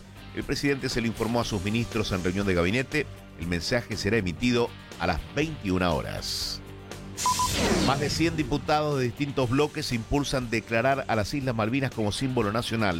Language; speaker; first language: Spanish; native; Spanish